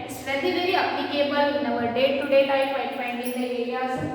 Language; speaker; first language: English; non-native, local second language; Kannada